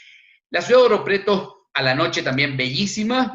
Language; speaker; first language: Spanish; native; Spanish